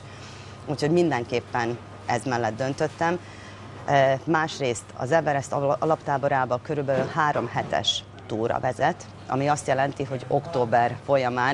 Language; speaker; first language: Hungarian; native; Hungarian